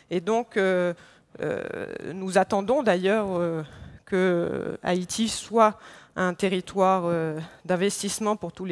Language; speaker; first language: French; non-native, local second language; Haitian Creole